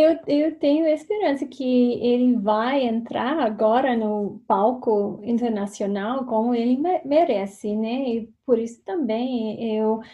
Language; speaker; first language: Portuguese; non-native, fluent; English